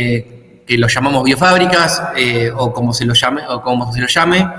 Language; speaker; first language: Spanish; native; Spanish